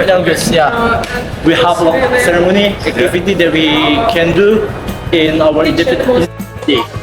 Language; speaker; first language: English; non-native, learner; Indonesian